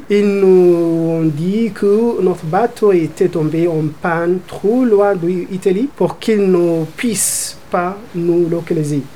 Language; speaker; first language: French; non-native, learner; Arabic